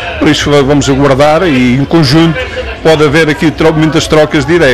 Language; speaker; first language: Portuguese; native; Portuguese